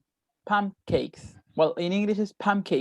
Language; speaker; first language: English; non-native, fluent; Spanish